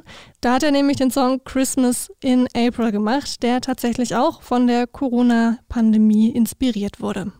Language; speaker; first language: German; native; German